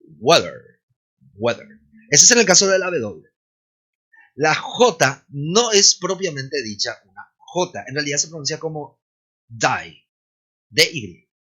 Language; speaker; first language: Spanish; native; Spanish